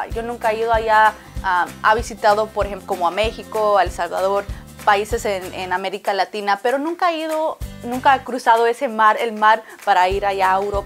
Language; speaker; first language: Spanish; early bilingual, heritage; Spanish